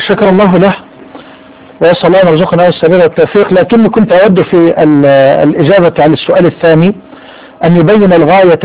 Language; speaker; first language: Arabic; native; Arabic